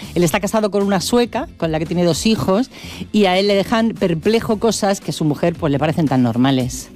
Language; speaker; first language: Spanish; native; Spanish